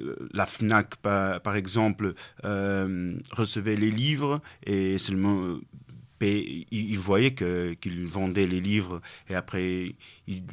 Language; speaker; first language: French; non-native, fluent; Portuguese